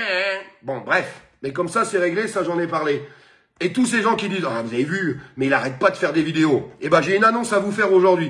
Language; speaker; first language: French; native; French